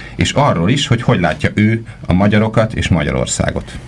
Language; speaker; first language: Hungarian; native; Hungarian